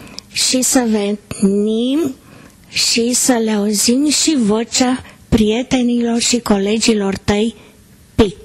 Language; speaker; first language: Romanian; native; Romanian